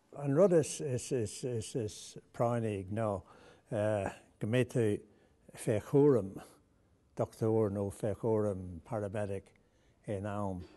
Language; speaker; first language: Irish; non-native, local second language; English